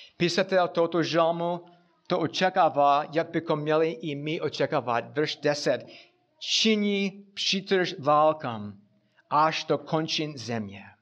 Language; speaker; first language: Czech; non-native, fluent; English